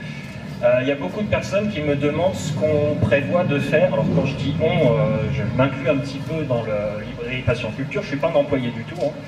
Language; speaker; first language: French; native; French